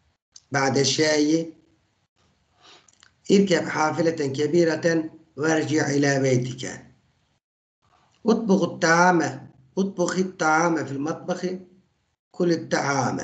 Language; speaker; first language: Arabic; non-native, fluent; Turkish